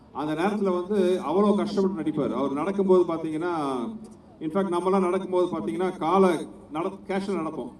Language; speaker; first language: Tamil; native; Tamil